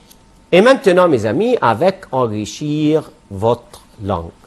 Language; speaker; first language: French; non-native, fluent; Arabic